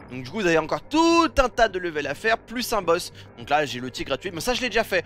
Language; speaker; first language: French; native; French